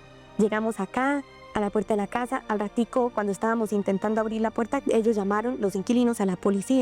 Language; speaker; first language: Spanish; native; Spanish